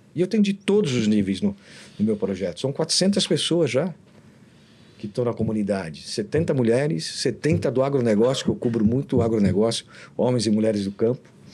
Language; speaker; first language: Portuguese; native; Portuguese